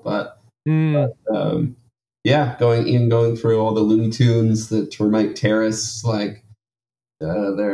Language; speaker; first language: English; native; English